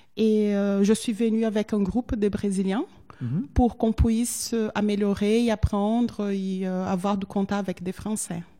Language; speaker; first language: French; non-native, fluent; Portuguese